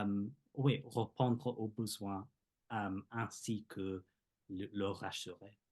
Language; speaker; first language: French; non-native, fluent; English